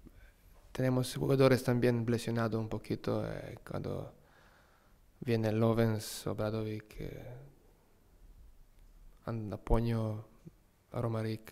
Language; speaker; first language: Spanish; non-native, learner; Serbian